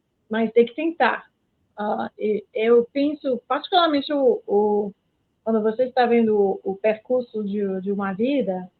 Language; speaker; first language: Portuguese; non-native, fluent; French